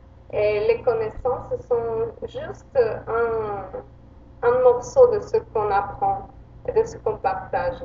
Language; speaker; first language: French; non-native, fluent; Spanish